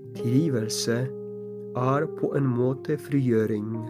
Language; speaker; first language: Norwegian; non-native, fluent; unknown